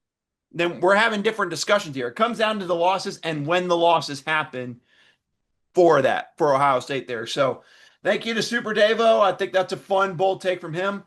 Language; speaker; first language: English; native; English